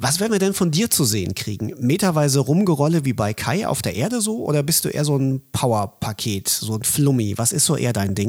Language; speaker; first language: German; native; German